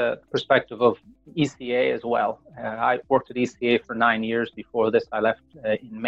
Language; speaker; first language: English; native; English